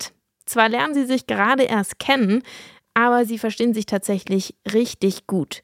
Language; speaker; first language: German; early bilingual, other home language; English